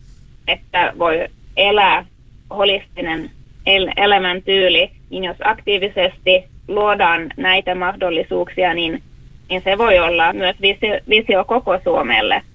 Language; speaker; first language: Finnish; non-native, local second language; Swedish